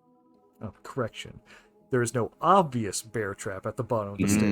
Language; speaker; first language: English; native; English